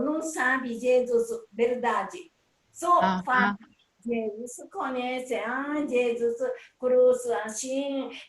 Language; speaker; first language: Portuguese; non-native, learner; Japanese